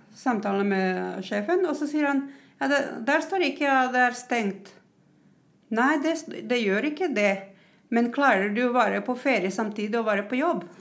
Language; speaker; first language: Norwegian; non-native, fluent; Croatian